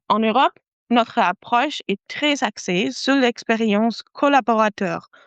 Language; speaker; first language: French; non-native, fluent; German